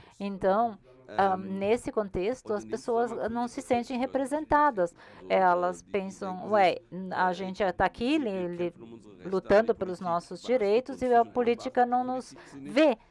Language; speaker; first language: Portuguese; non-native, learner; German